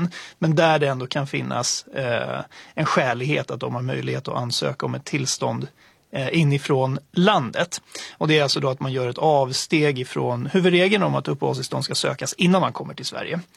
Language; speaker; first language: Swedish; native; Swedish